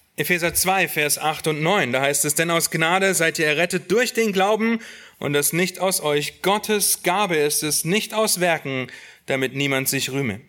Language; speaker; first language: German; native; German